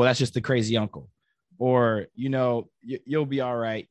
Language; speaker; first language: English; native; English